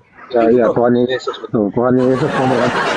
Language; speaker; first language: Indonesian; native; Indonesian